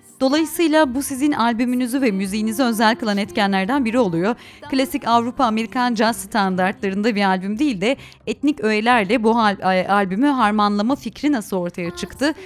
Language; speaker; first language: Turkish; native; Turkish